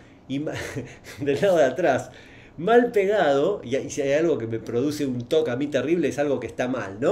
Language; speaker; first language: Spanish; native; Spanish